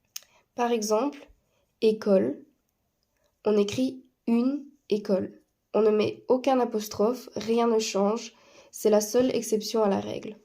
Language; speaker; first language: French; non-native, fluent; Spanish